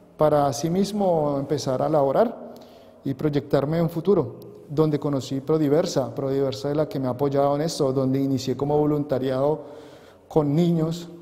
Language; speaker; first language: Spanish; native; Spanish